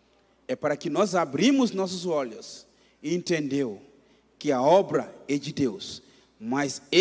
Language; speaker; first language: Portuguese; non-native, fluent; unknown